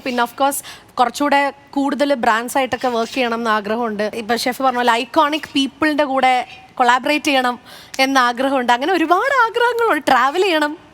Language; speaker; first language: Malayalam; native; Malayalam